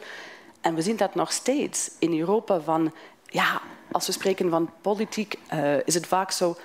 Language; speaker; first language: Dutch; non-native, fluent; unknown